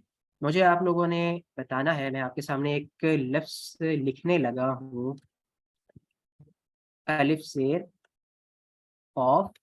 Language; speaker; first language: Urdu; non-native, local second language; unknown